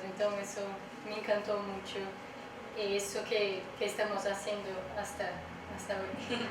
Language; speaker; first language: Spanish; non-native, learner; Portuguese